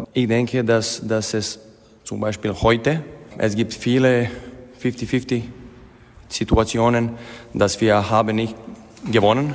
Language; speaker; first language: German; non-native, learner; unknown